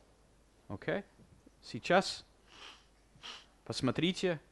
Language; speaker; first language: Russian; non-native, fluent; English